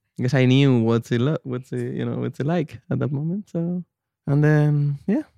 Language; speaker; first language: English; non-native, fluent; Spanish